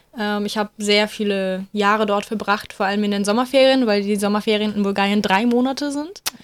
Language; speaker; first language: German; non-native, fluent; Bulgarian